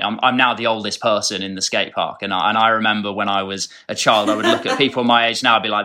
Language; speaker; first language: English; native; English